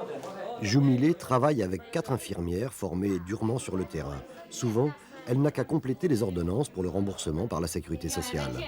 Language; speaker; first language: French; native; French